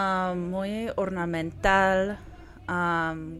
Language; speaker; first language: Spanish; non-native, fluent; English